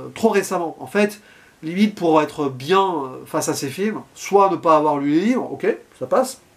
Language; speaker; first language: French; native; French